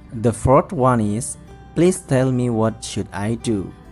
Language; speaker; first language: English; non-native, fluent; Indonesian